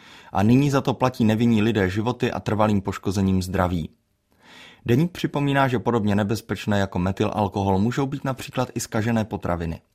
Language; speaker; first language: Czech; native; Czech